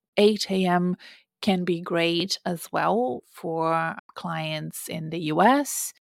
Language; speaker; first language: English; non-native, fluent; Portuguese